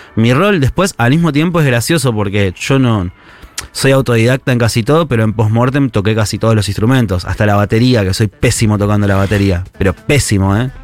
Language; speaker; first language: Spanish; native; Spanish